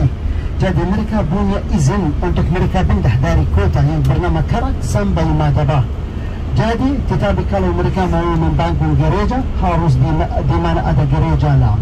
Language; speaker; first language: Indonesian; non-native, learner; Arabic